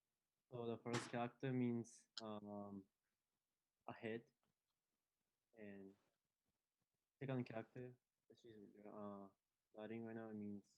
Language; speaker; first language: English; non-native, fluent; Japanese